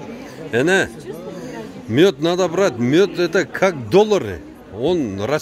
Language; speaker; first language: Russian; non-native, local second language; Kyrgyz